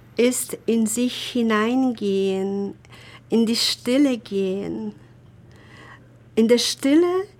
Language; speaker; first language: German; non-native, fluent; Polish